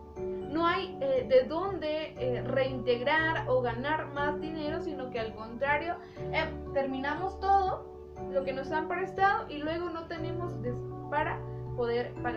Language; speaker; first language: Spanish; native; Spanish